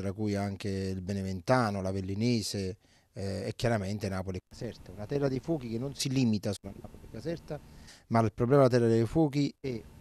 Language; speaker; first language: Italian; native; Italian